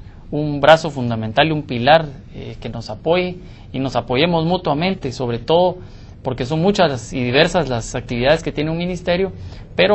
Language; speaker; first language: Spanish; native; Spanish